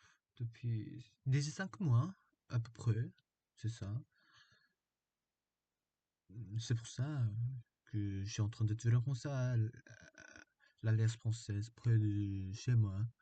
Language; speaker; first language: French; non-native, learner; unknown